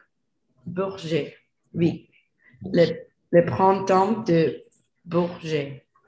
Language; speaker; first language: French; non-native, learner; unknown